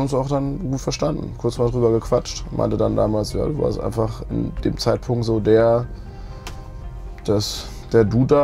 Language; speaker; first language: German; native; German